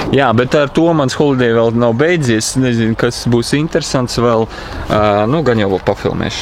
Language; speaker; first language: Latvian; native; Latvian